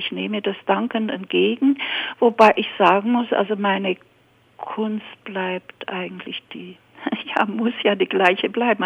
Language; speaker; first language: German; native; German